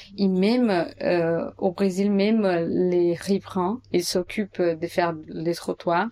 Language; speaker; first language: French; non-native, fluent; Portuguese